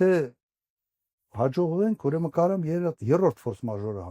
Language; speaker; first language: Armenian; native; Armenian